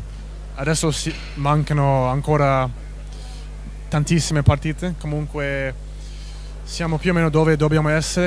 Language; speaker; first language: Italian; non-native, fluent; English